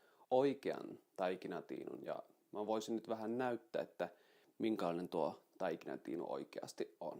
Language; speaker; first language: Finnish; native; Finnish